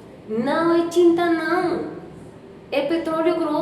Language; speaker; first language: Portuguese; non-native, fluent; Spanish